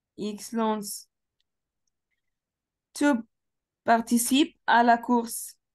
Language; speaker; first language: French; non-native, fluent; Arabic